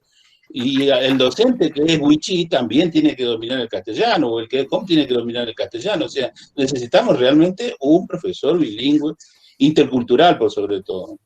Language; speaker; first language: Spanish; native; Spanish